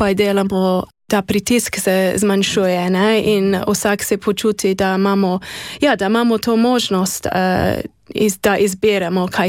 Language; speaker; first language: Slovenian; non-native, fluent; English